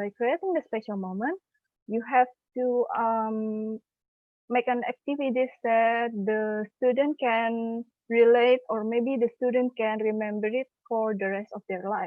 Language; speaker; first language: English; non-native, learner; Indonesian